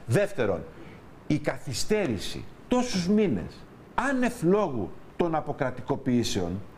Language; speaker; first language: Greek; native; Greek